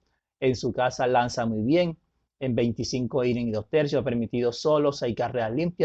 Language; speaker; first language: Spanish; native; Spanish